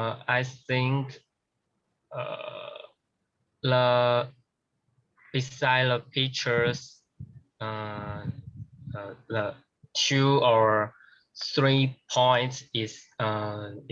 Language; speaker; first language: English; non-native, learner; Chinese